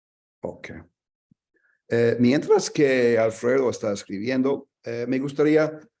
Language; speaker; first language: Spanish; non-native, fluent; English